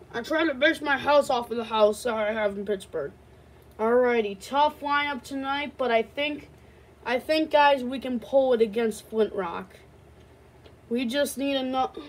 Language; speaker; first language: English; native; English